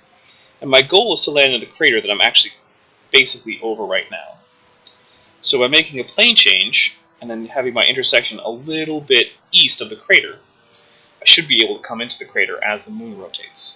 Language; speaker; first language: English; native; English